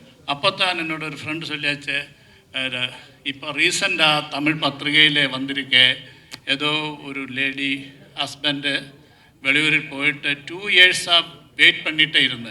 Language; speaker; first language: Tamil; non-native, learner; Malayalam